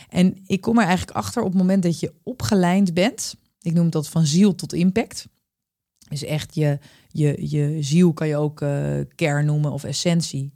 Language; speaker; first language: Dutch; native; Dutch